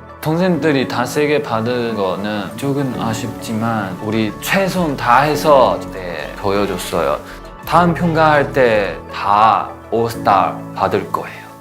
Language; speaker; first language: Korean; non-native, learner; Chinese